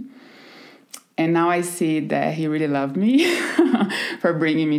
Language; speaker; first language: English; non-native, fluent; Portuguese